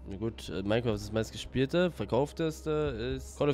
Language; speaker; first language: German; native; German